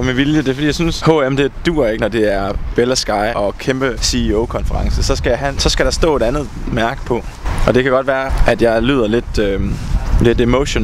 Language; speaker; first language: Danish; native; Danish